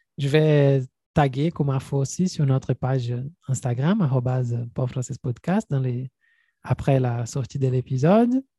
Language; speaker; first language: French; non-native, fluent; Portuguese